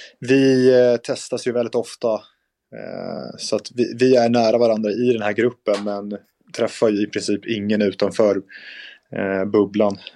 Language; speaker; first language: Swedish; native; Swedish